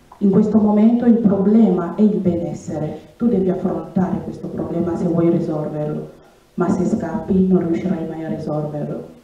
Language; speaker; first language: Italian; non-native, fluent; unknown